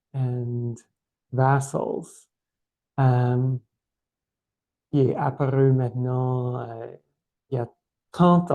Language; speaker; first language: French; non-native, fluent; English